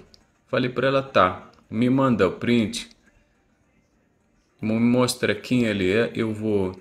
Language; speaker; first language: Portuguese; non-native, fluent; Arabic